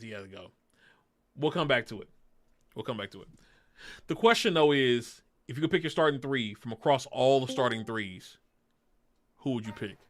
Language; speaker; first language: English; native; English